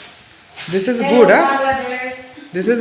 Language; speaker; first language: English; non-native, learner; Bangla